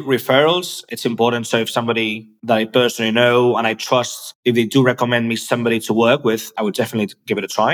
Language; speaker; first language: English; non-native, fluent; Spanish